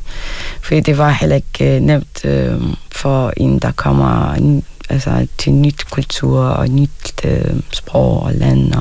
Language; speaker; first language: Danish; early bilingual, other home language; Arabic